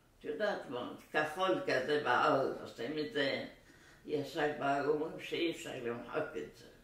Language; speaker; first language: Hebrew; non-native, fluent; Arabic